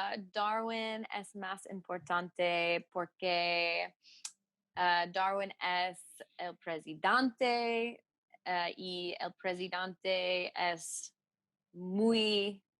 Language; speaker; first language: Spanish; non-native, learner; English